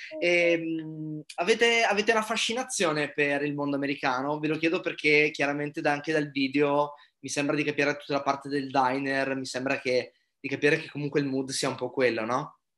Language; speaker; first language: Italian; native; Italian